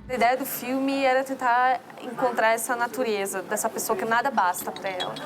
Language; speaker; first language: Portuguese; native; Portuguese